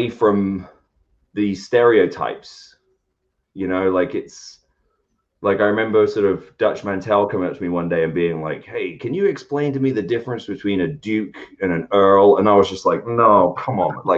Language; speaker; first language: English; native; English